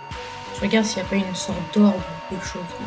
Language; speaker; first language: French; native; French